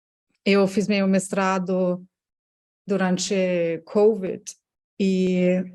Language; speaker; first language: Portuguese; non-native, fluent; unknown